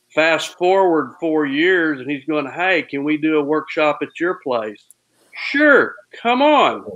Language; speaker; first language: English; native; English